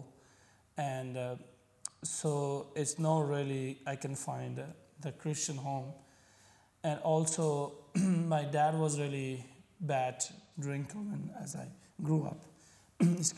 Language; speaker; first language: English; non-native, local second language; Punjabi